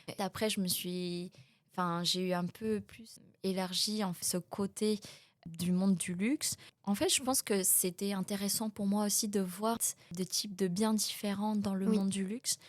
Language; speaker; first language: French; early bilingual, other home language; Vietnamese